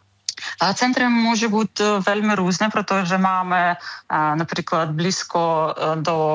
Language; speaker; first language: Czech; non-native, learner; Ukrainian